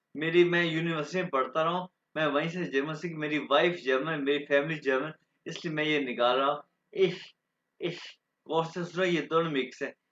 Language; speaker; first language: Urdu; non-native, local second language; Punjabi